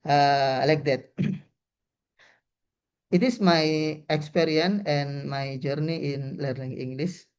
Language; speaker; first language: English; non-native, learner; Indonesian